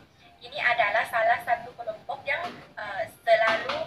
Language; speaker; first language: Indonesian; non-native, fluent; Thai